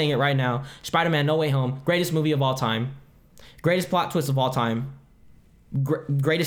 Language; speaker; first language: English; non-native, local second language; Filipino